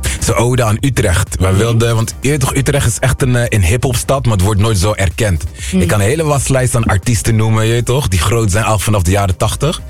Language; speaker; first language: Dutch; non-native, local second language; Papiamento